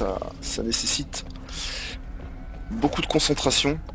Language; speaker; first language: French; native; French